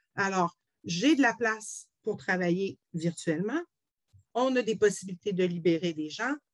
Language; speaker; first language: French; native; French